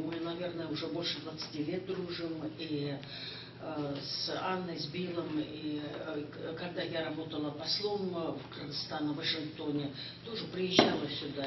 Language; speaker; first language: Russian; non-native, local second language; Kyrgyz